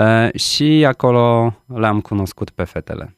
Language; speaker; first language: Romanian; non-native, fluent; Polish